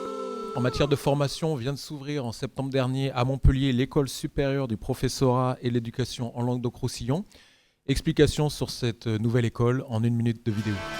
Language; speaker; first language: French; native; French